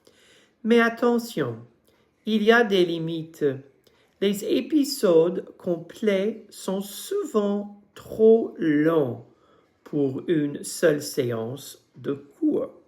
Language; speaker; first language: French; non-native, fluent; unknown